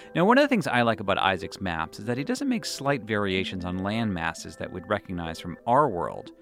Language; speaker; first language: English; native; English